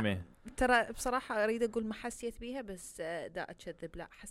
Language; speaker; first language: Arabic; early bilingual, heritage; Arabic